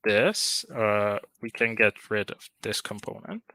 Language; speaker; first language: English; non-native, fluent; Polish